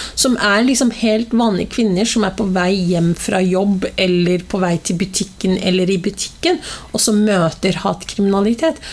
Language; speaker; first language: Norwegian; early bilingual, other home language; Somali